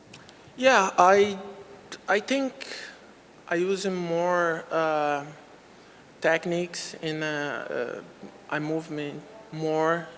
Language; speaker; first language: English; non-native, local second language; Portuguese